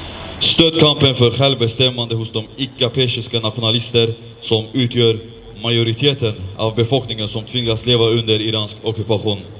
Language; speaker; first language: Swedish; non-native, fluent; Azerbaijani